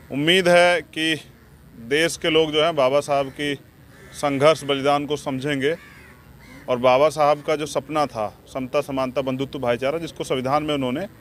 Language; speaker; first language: Hindi; native; Hindi